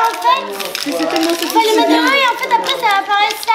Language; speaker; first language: French; native; French